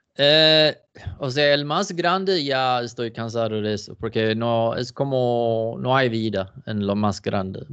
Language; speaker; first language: Spanish; non-native, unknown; Swedish